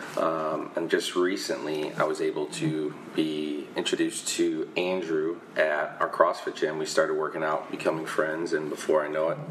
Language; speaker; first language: English; native; English